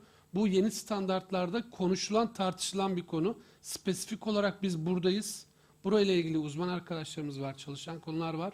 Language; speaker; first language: Turkish; native; Turkish